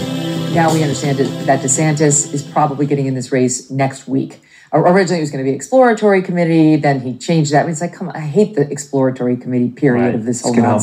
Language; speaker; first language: English; native; English